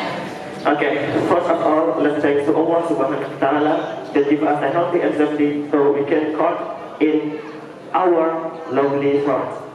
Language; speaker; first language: English; non-native, learner; Indonesian